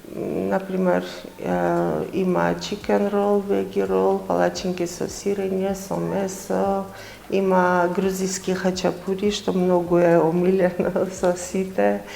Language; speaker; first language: Macedonian; non-native, fluent; Armenian